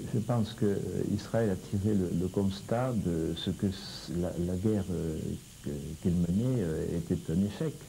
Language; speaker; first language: French; native; French